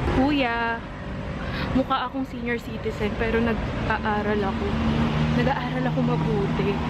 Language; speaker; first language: Filipino; native; Filipino